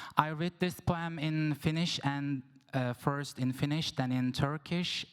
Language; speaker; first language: English; non-native, fluent; Turkish